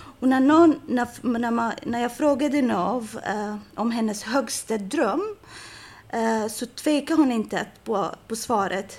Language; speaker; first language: Swedish; non-native, fluent; Arabic